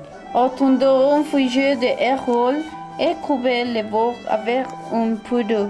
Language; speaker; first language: French; non-native, learner; Spanish